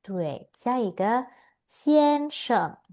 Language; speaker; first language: Chinese; non-native, fluent; Indonesian